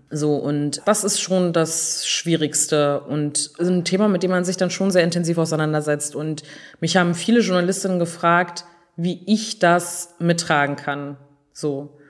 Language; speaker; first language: German; early bilingual, other home language; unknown